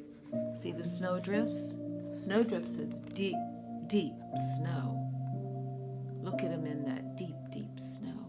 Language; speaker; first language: English; native; English